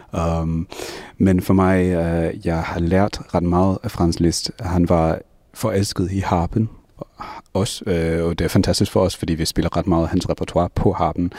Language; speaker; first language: Danish; non-native, fluent; English